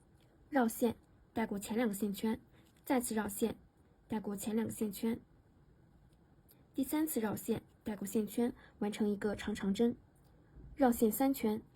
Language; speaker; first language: Chinese; native; Chinese